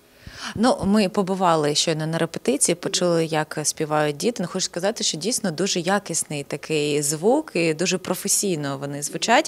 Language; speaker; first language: Ukrainian; native; Ukrainian